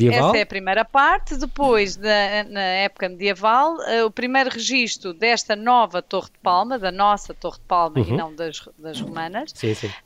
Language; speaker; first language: Portuguese; native; Portuguese